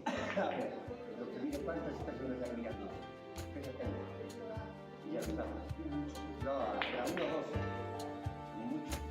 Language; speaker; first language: Spanish; non-native, local second language; Galician